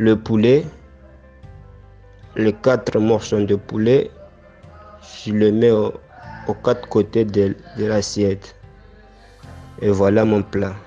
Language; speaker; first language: French; non-native, learner; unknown